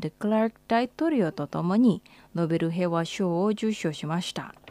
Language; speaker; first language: Japanese; non-native, fluent; Indonesian